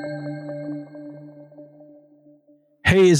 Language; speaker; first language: English; non-native, local second language; Yoruba